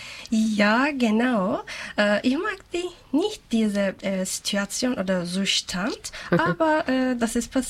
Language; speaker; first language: German; non-native, learner; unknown